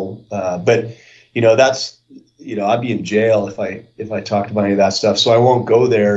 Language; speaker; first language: English; native; English